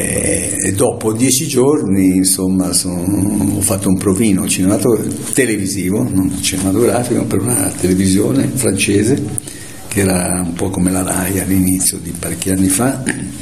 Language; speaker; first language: Italian; native; Italian